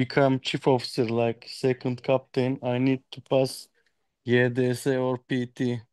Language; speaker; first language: English; non-native, fluent; Turkish